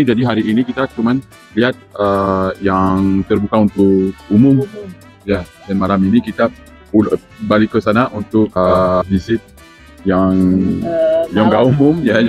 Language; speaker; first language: Indonesian; non-native, fluent; Spanish